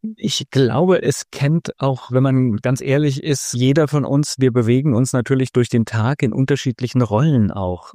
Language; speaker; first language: German; native; German